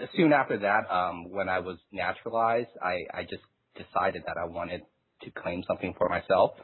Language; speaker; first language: English; early bilingual, other home language; Chinese